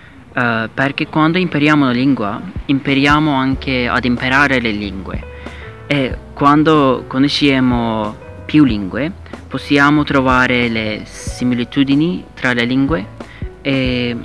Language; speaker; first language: Italian; non-native, learner; Turkish